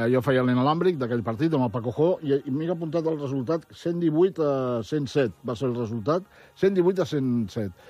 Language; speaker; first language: Catalan; native; Catalan